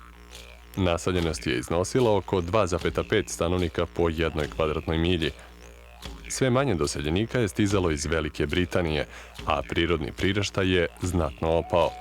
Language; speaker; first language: Bosnian; native; Bosnian